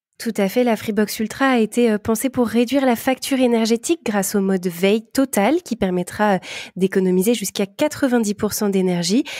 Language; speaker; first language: French; native; French